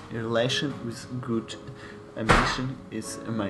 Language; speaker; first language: English; non-native, learner; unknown